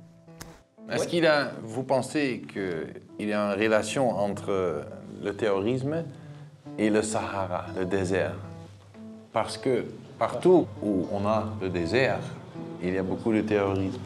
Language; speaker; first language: French; non-native, learner; Dutch